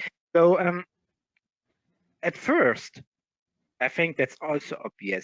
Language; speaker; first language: English; non-native, fluent; German